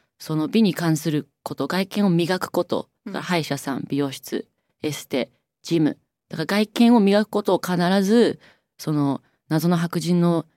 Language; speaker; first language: Japanese; native; Japanese